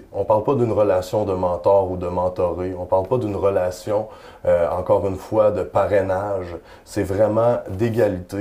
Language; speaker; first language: French; native; French